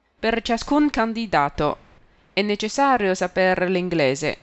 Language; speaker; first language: Italian; non-native, fluent; Chinese